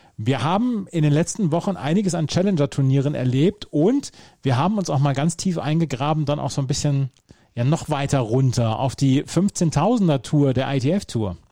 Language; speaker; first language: German; native; German